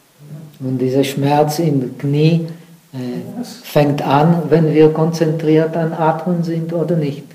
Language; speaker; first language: German; non-native, fluent; Czech